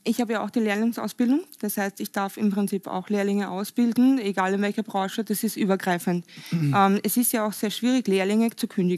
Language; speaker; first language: German; native; German